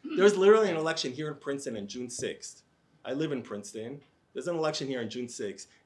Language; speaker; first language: English; native; English